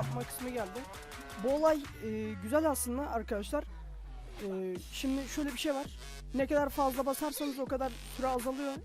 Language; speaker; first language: Turkish; native; Turkish